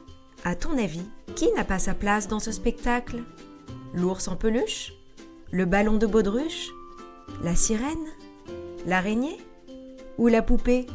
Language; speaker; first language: French; native; French